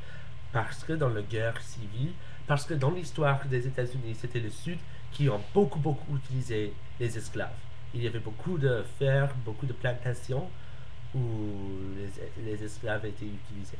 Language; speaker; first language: French; non-native, learner; English